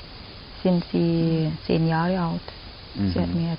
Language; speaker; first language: German; non-native, learner; Thai